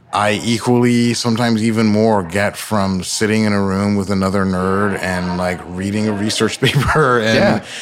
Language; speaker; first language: English; early bilingual, other home language; Yoruba